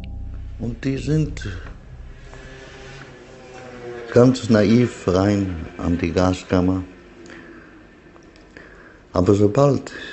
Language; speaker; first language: German; non-native, fluent; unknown